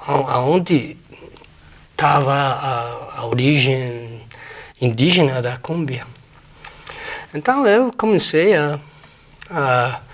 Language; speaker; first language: Portuguese; non-native, fluent; Spanish